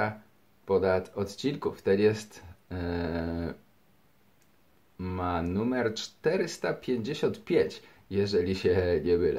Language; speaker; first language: Polish; native; Polish